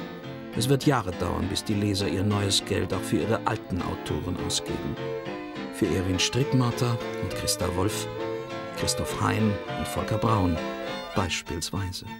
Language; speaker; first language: German; native; German